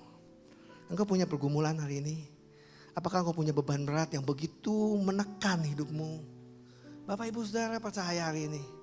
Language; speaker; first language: Indonesian; native; Indonesian